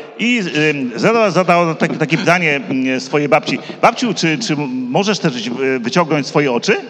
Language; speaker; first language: Polish; native; Polish